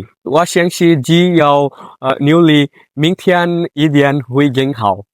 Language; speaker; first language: Chinese; non-native, learner; Bangla